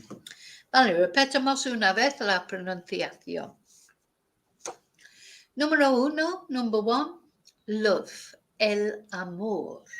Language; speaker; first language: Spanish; non-native, fluent; English